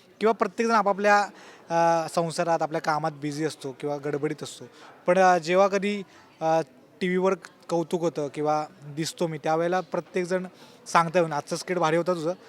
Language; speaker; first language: Marathi; native; Marathi